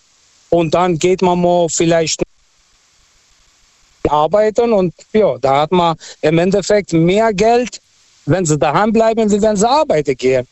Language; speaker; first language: German; non-native, fluent; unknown